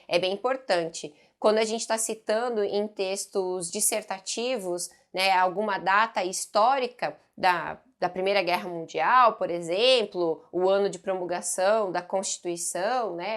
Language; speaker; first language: Portuguese; native; Portuguese